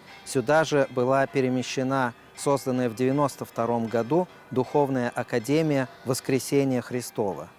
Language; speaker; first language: Russian; native; Russian